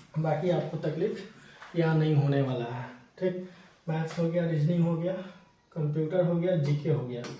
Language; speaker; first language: Hindi; native; Hindi